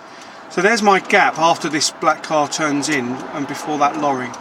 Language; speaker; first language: English; native; English